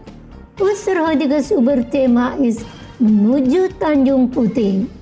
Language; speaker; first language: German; non-native, fluent; Indonesian